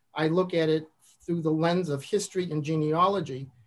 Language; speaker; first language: English; native; English